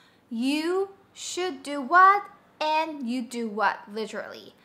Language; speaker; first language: English; non-native, fluent; Chinese